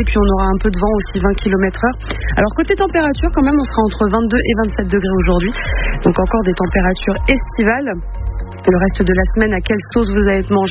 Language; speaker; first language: French; native; French